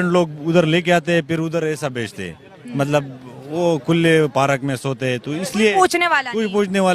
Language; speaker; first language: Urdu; non-native, local second language; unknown